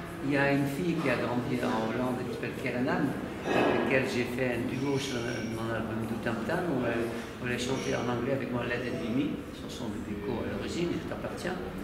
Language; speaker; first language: French; non-native, fluent; Dutch